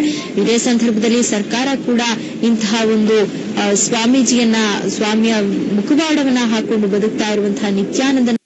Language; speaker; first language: Kannada; native; Kannada